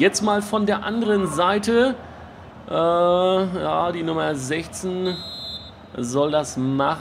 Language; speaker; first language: German; native; German